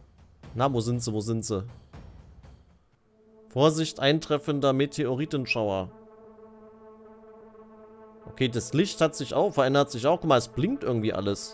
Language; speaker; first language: German; native; German